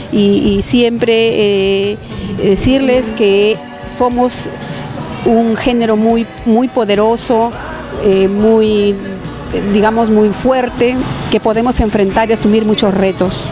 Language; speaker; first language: Spanish; native; Spanish